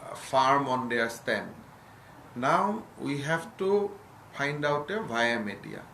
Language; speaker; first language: English; non-native, local second language; Assamese